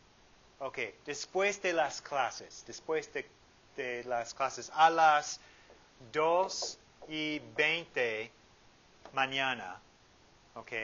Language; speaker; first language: Spanish; non-native, fluent; English